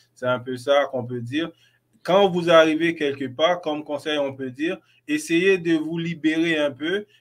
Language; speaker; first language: French; non-native, local second language; Haitian Creole